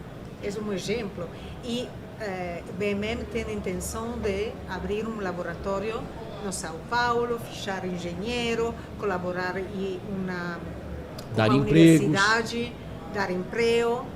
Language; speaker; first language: Portuguese; non-native, fluent; Italian